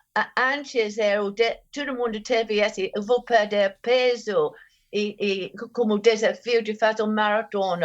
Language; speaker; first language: Portuguese; non-native, fluent; English